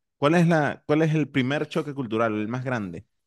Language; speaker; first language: Spanish; native; Spanish